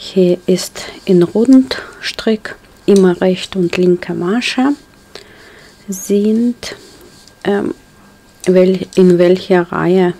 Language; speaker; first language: German; non-native, learner; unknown